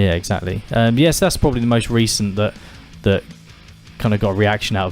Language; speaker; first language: English; native; English